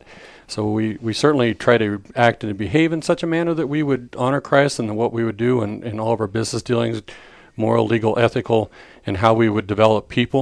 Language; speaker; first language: English; native; English